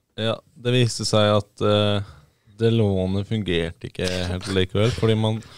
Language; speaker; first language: Norwegian; native; Norwegian